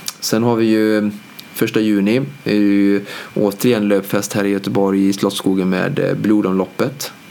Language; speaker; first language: Swedish; native; Swedish